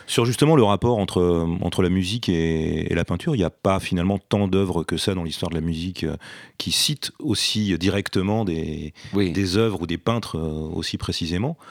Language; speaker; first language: French; native; French